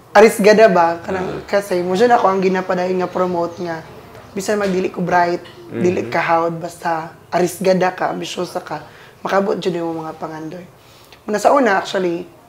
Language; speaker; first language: Cebuano; native; Cebuano